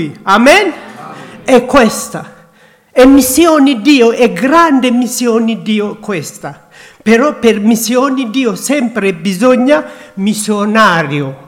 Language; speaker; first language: Italian; non-native, learner; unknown